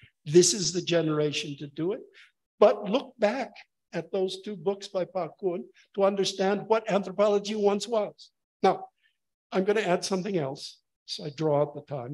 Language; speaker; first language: English; native; English